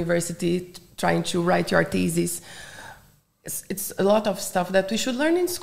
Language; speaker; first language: English; non-native, fluent; Portuguese